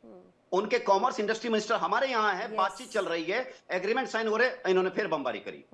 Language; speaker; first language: Hindi; native; Hindi